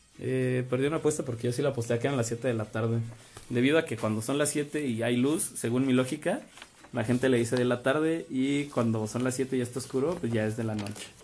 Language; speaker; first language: Spanish; native; Spanish